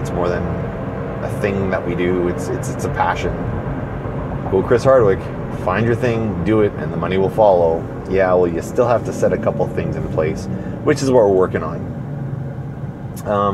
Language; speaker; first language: English; native; English